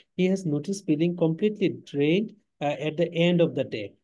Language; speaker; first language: English; non-native, local second language; Bangla